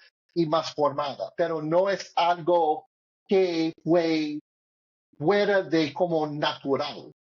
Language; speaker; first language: Spanish; non-native, learner; English